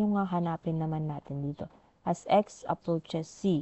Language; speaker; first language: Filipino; native; Filipino